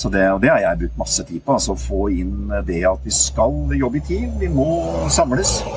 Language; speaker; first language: Norwegian; native; Norwegian